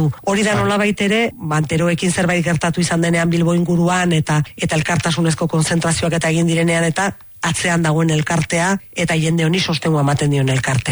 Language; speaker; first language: Basque; native; Basque